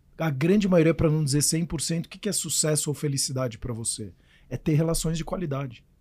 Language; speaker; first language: Portuguese; native; Portuguese